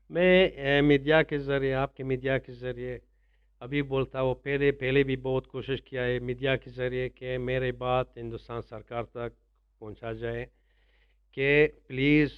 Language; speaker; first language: Hindi; non-native, learner; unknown